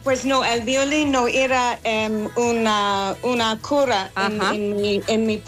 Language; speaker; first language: Spanish; non-native, learner; English